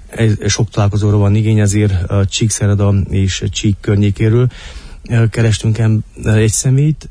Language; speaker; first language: Hungarian; native; Hungarian